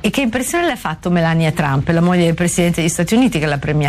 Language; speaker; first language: Italian; native; Italian